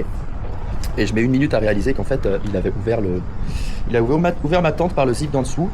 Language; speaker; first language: French; native; French